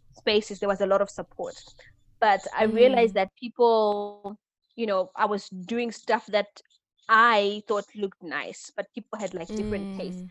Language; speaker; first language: English; non-native, local second language; Shona